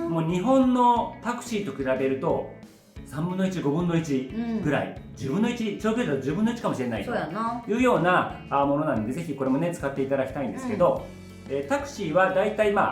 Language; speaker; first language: Japanese; native; Japanese